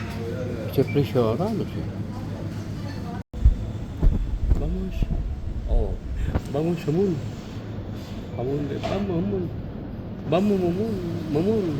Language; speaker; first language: Spanish; non-native, learner; Filipino